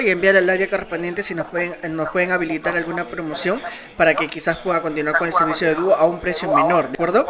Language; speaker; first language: Spanish; native; Spanish